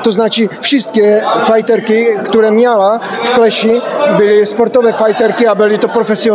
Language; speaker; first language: Polish; non-native, learner; Czech